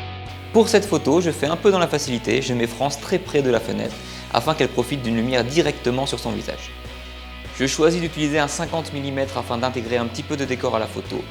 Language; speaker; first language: French; native; French